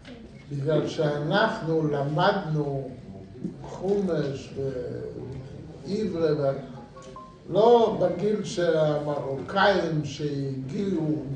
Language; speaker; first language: Hebrew; non-native, fluent; Yiddish